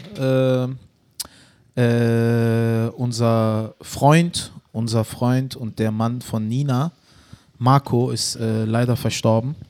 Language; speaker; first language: German; early bilingual, other home language; Turkish